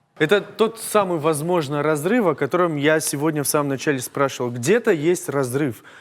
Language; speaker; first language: Russian; native; Russian